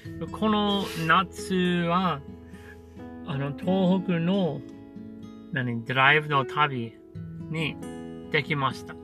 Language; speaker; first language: Japanese; non-native, learner; English